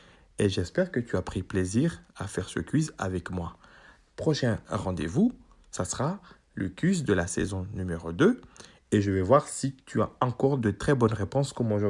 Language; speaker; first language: French; native; French